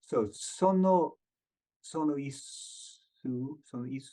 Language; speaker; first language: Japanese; non-native, learner; English